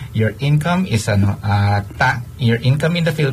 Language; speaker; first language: English; non-native, local second language; Filipino